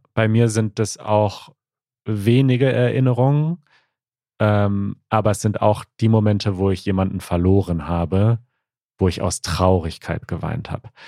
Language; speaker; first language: German; native; German